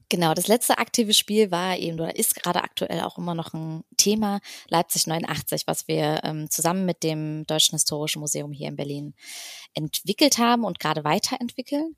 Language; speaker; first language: German; native; German